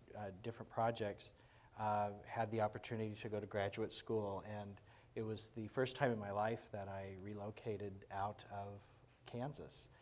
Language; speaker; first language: English; native; English